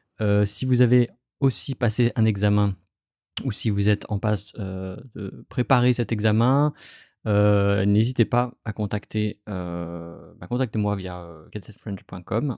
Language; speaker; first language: French; native; French